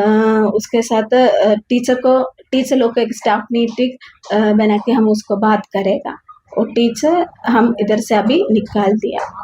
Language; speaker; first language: Hindi; non-native, learner; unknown